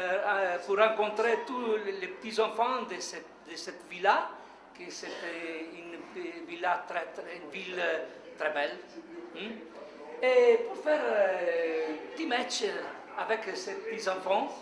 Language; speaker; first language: French; non-native, learner; Italian